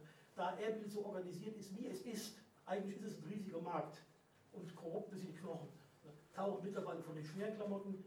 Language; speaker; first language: German; native; German